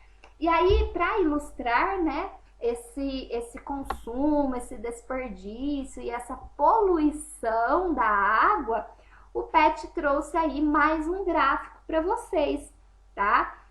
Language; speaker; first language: Portuguese; native; Portuguese